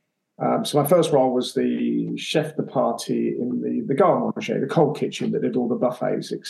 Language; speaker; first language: English; native; English